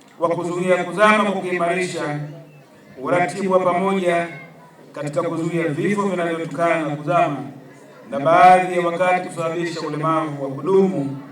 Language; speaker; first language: Swahili; native; Swahili